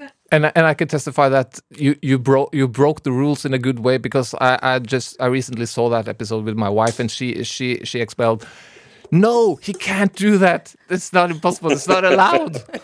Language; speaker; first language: English; non-native, fluent; Norwegian